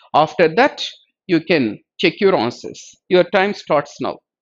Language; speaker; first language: English; non-native, local second language; Telugu